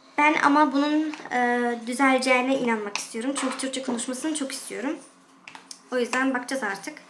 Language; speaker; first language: Turkish; early bilingual, heritage; Turkish